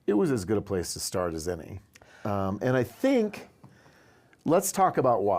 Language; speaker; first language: English; native; English